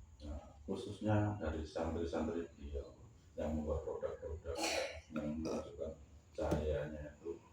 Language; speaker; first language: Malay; non-native, local second language; Javanese